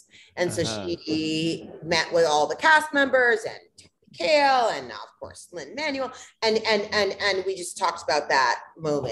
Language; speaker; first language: English; native; English